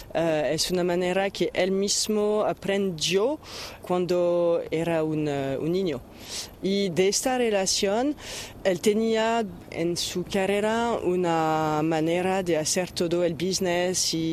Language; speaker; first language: Spanish; non-native, learner; French